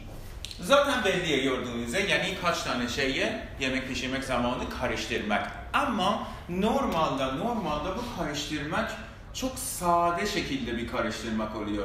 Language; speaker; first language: Turkish; non-native, fluent; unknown